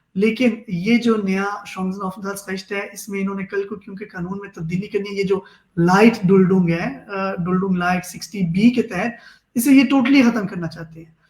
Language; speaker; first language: Urdu; native; Urdu